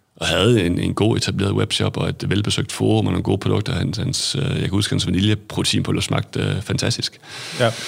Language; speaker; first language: Danish; native; Danish